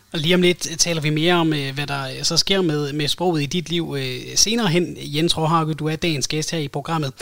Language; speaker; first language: Danish; native; Danish